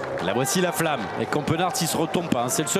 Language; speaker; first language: French; native; French